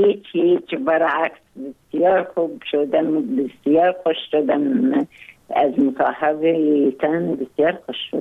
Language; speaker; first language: Persian; non-native, fluent; Arabic